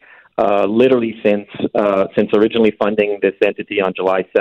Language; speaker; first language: English; native; English